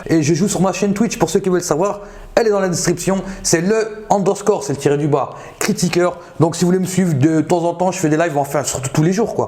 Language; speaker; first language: French; native; French